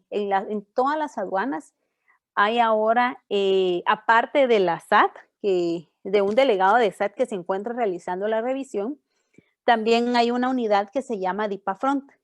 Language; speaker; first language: Spanish; native; Spanish